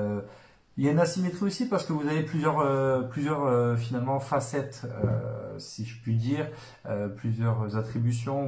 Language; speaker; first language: French; native; French